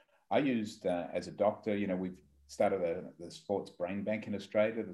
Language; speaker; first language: English; native; English